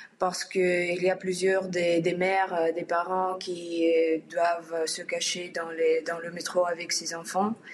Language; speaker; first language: French; non-native, learner; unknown